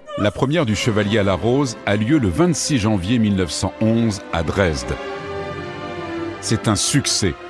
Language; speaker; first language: French; native; French